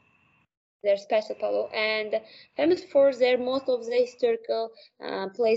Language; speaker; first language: English; non-native, learner; Uzbek